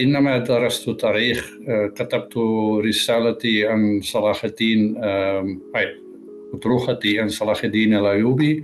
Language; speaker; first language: Arabic; non-native, learner; Dutch